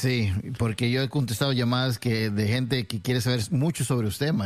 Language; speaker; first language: Spanish; early bilingual, heritage; Spanish